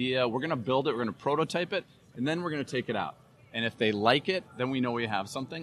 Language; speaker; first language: English; native; English